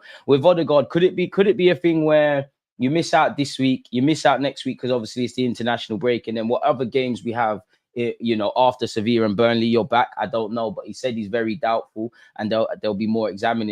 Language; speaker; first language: English; native; English